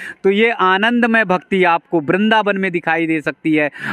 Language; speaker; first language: Hindi; native; Hindi